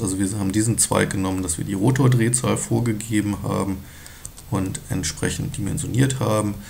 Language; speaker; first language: German; native; German